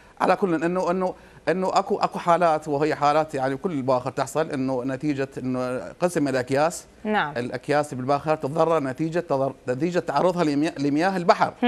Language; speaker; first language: Arabic; native; Arabic